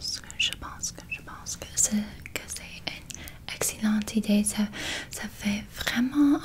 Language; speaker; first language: French; non-native, learner; English